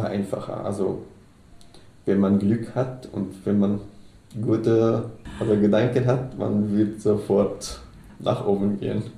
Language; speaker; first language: German; non-native, learner; Arabic